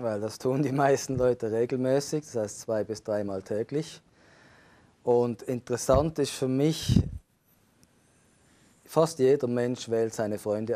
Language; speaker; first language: German; native; German